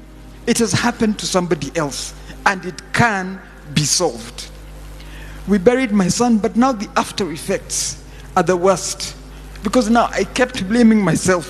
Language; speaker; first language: English; non-native, local second language; Swahili